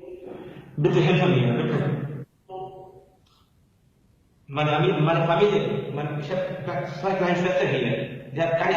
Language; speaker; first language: German; non-native, learner; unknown